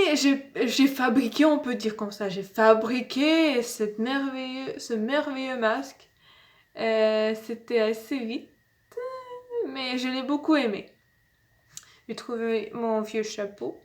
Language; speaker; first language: French; non-native, learner; Russian